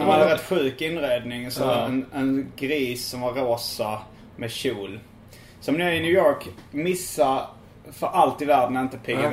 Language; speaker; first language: Swedish; native; Swedish